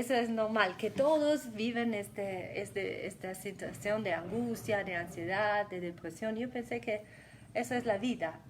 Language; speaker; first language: Spanish; non-native, fluent; German